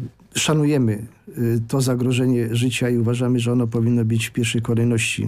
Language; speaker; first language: Polish; native; Polish